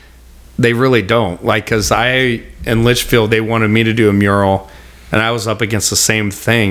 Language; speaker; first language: English; native; English